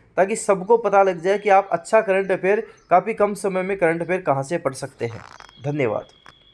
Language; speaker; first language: Hindi; native; Hindi